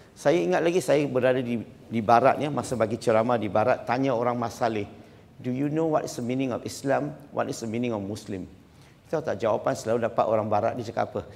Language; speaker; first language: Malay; non-native, local second language; Chinese